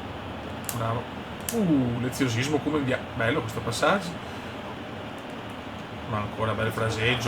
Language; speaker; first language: Italian; native; Italian